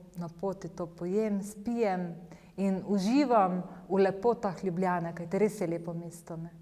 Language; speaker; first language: Slovenian; native; Slovenian